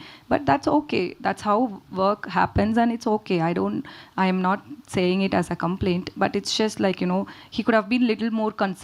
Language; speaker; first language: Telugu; non-native, learner; Tamil